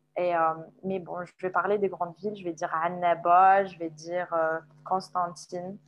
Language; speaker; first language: French; non-native, local second language; Arabic